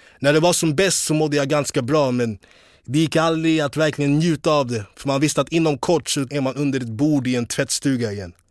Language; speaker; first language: Swedish; early bilingual, other home language; English